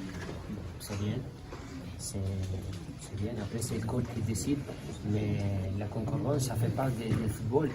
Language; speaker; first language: French; non-native, learner; Spanish